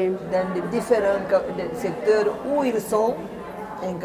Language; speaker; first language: French; non-native, fluent; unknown